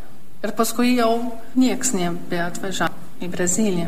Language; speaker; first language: Lithuanian; early bilingual, heritage; Lithuanian